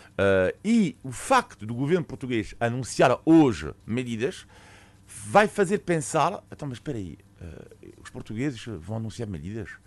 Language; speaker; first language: Portuguese; non-native, fluent; French